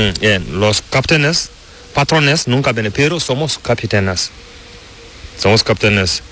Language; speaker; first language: Spanish; non-native, learner; Fula